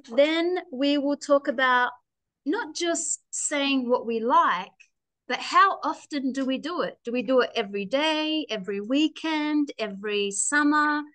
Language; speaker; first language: English; native; English